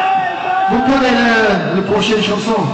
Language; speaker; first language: French; non-native, learner; English